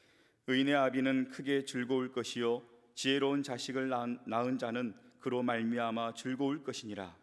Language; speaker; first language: Korean; native; Korean